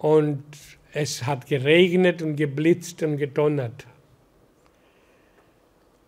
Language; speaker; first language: German; non-native, learner; Hindi